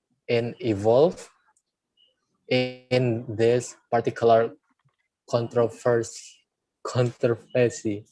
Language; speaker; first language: English; non-native, learner; Indonesian